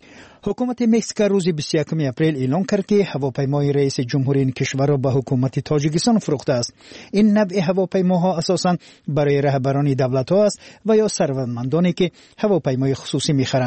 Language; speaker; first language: Persian; native; Persian